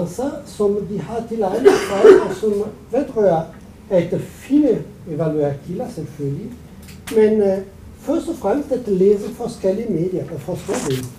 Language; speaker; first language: Danish; non-native, fluent; Italian